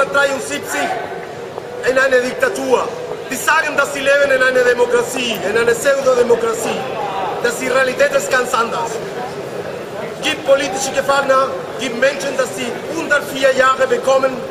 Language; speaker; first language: German; non-native, learner; Spanish